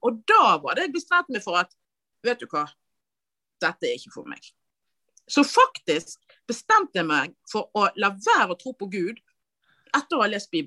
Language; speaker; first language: Norwegian; native; Norwegian